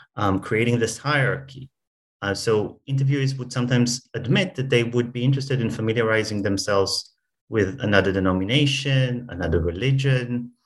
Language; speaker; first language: English; non-native, fluent; Hebrew